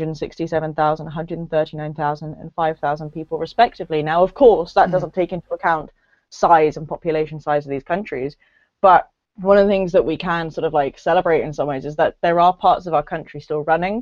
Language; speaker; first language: English; native; English